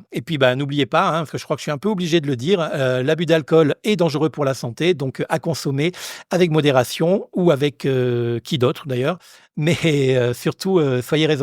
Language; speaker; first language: French; native; French